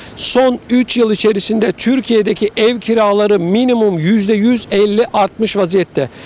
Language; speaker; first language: Turkish; native; Turkish